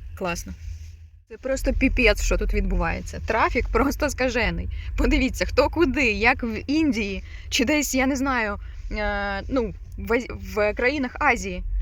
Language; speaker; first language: Ukrainian; non-native, local second language; Russian